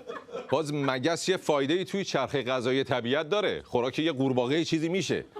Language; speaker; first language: Persian; native; Persian